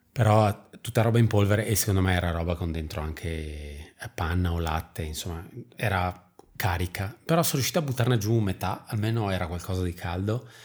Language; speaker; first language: Italian; native; Italian